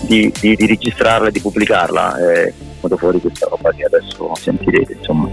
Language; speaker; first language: Italian; native; Italian